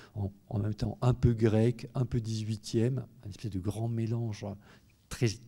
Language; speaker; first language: French; native; French